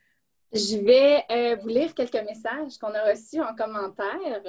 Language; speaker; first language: French; native; French